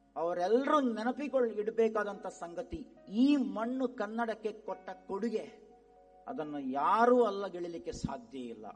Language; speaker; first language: Kannada; non-native, local second language; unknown